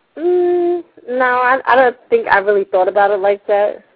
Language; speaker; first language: English; native; English